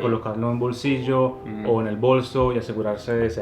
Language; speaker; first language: Spanish; native; Spanish